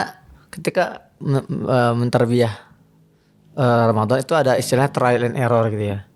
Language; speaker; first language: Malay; non-native, fluent; Arabic